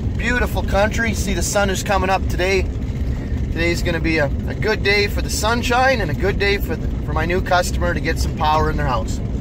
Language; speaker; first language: English; native; English